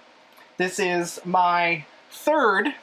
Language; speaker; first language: English; native; English